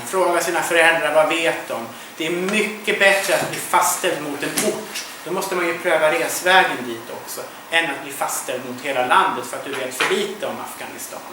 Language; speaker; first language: Swedish; native; Swedish